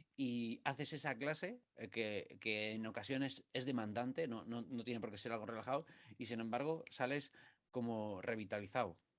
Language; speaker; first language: Spanish; native; Spanish